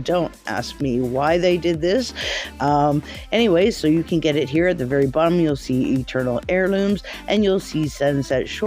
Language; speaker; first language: English; native; English